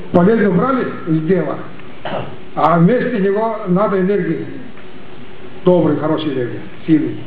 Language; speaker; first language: Russian; non-native, local second language; Tuvinian